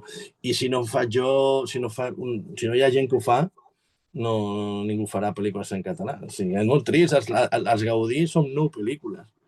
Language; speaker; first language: Catalan; native; Catalan